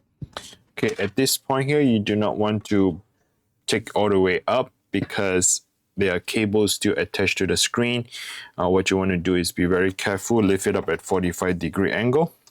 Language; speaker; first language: English; non-native, fluent; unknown